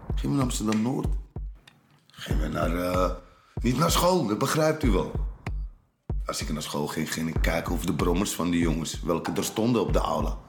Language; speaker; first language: Dutch; early bilingual, other home language; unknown